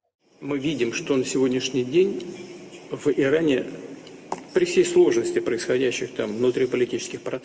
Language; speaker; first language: Russian; native; Russian